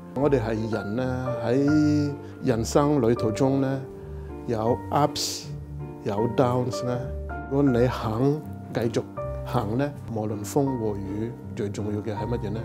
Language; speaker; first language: Cantonese; non-native, fluent; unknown